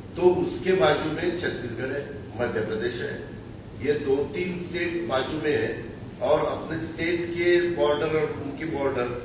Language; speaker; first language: Hindi; non-native, local second language; Marathi